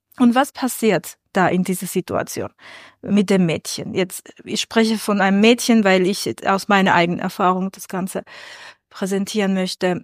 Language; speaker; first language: German; non-native, fluent; Armenian